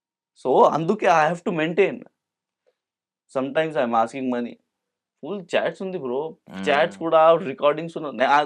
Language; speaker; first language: Telugu; non-native, local second language; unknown